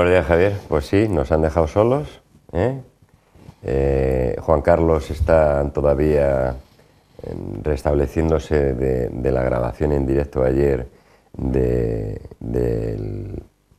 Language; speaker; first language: Spanish; native; Spanish